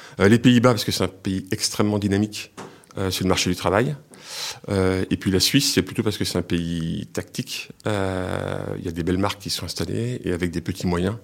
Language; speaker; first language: French; native; French